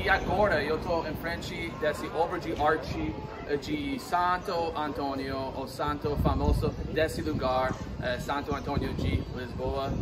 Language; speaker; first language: Portuguese; non-native, fluent; English